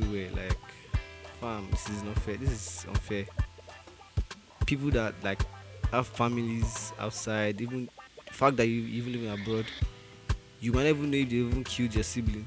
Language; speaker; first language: English; non-native, local second language; Yoruba